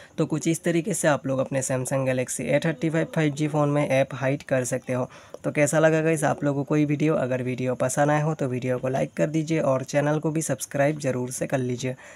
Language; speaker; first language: Hindi; native; Hindi